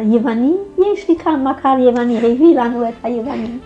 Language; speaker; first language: Hebrew; non-native, fluent; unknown